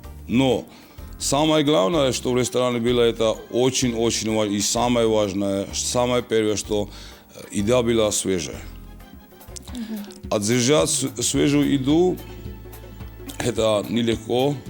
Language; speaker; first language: Russian; non-native, local second language; Georgian